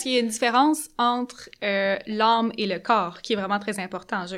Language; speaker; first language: French; native; French